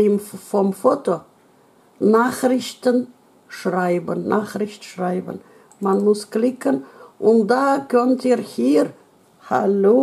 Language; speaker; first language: German; non-native, learner; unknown